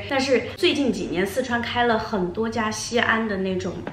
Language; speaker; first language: Chinese; native; Chinese